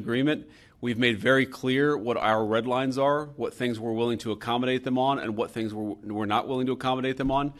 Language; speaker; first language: English; native; English